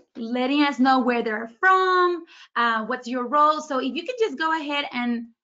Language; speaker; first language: English; early bilingual, other home language; Spanish